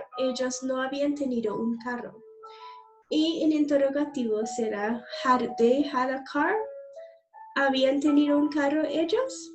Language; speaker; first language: Spanish; non-native, fluent; English